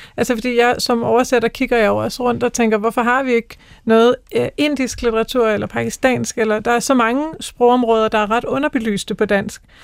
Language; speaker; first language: Danish; native; Danish